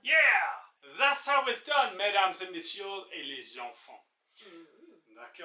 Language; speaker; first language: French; non-native, fluent; English